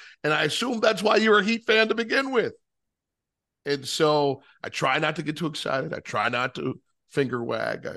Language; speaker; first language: English; native; English